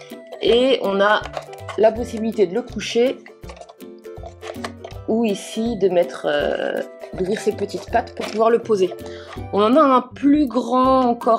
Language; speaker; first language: French; native; French